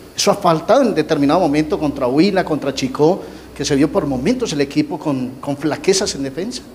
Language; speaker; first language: Spanish; native; Spanish